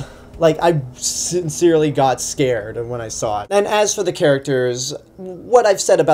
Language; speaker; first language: English; native; English